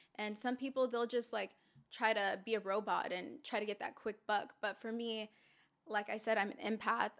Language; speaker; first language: English; native; English